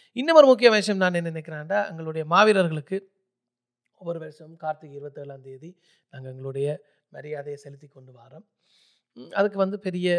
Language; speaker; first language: Tamil; early bilingual, heritage; Tamil